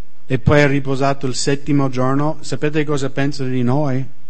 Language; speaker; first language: Italian; non-native, fluent; English